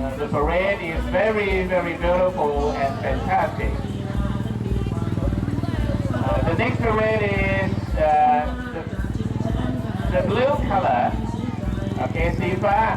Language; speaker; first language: English; non-native, learner; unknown